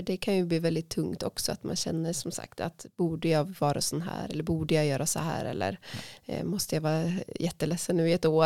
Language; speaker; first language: Swedish; native; Swedish